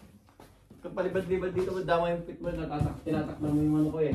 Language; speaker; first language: Filipino; native; Filipino